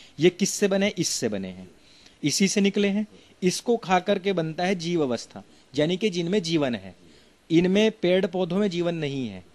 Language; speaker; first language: Hindi; native; Hindi